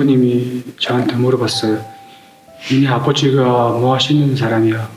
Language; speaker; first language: Korean; non-native, learner; Mongolian